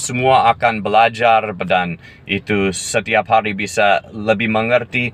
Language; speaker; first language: Indonesian; non-native, fluent; English